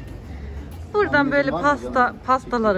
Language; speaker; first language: Turkish; non-native, learner; German